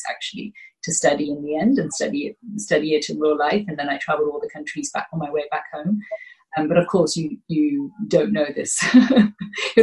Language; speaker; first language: English; native; English